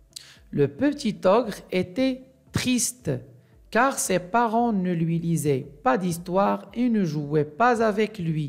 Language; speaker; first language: French; non-native, local second language; Arabic